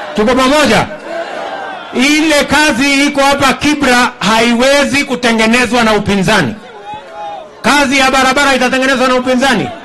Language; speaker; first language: Swahili; non-native, local second language; Kalenjin